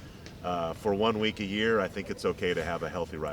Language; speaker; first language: English; native; English